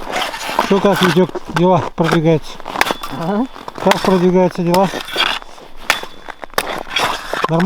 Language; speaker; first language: Russian; native; Russian